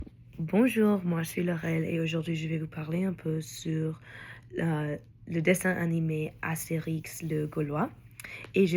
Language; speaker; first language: French; non-native, learner; English